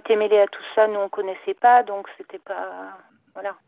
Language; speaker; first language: French; native; French